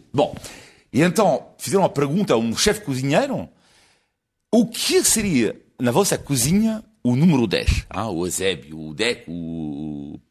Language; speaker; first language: Portuguese; non-native, fluent; French